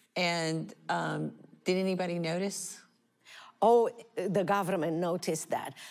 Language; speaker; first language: English; non-native, fluent; Romanian